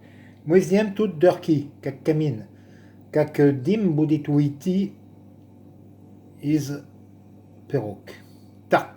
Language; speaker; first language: Russian; non-native, learner; French